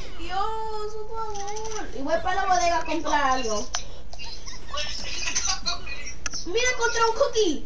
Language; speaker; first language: Spanish; early bilingual, heritage; Spanish